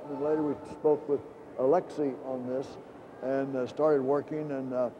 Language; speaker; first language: English; native; English